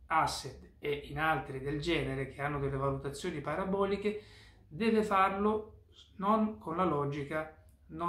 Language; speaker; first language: Italian; native; Italian